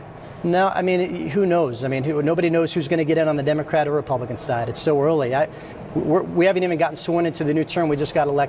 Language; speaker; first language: English; native; English